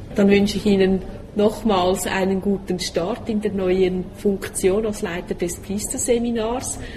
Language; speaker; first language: German; native; German